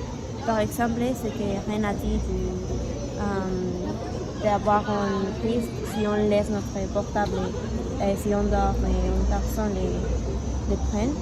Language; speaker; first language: French; non-native, learner; Spanish